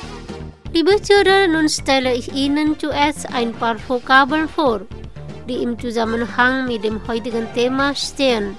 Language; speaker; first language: German; non-native, fluent; Indonesian